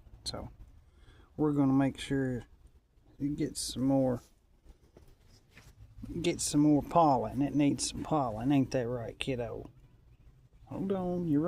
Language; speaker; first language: English; native; English